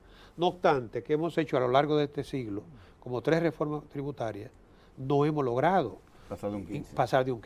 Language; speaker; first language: Spanish; native; Spanish